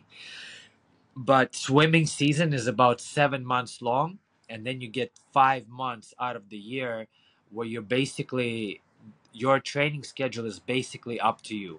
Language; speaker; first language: English; non-native, fluent; Ukrainian